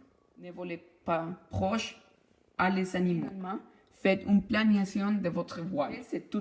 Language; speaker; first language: French; non-native, learner; Spanish